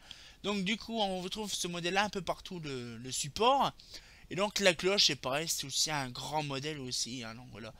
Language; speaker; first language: French; native; French